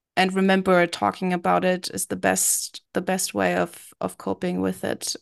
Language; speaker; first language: English; non-native, fluent; German